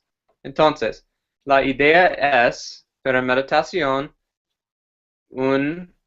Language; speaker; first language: Spanish; non-native, fluent; English